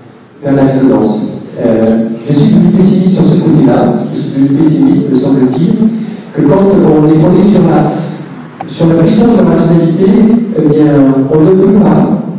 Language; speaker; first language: French; native; French